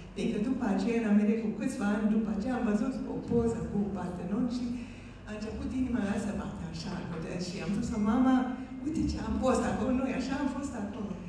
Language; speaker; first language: Romanian; early bilingual, heritage; Romanian